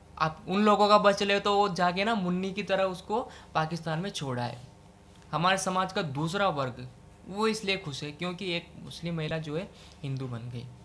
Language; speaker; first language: Hindi; native; Hindi